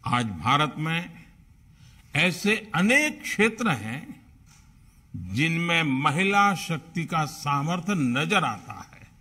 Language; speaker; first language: Hindi; non-native, local second language; Gujarati